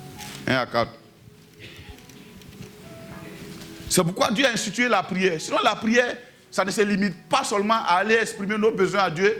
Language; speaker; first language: French; native; French